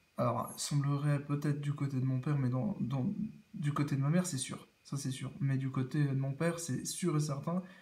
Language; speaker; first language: French; native; French